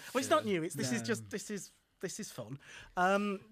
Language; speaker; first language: English; native; English